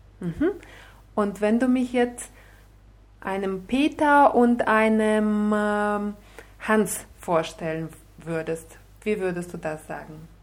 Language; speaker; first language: German; non-native, fluent; Russian